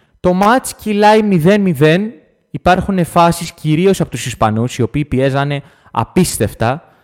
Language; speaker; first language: Greek; native; Greek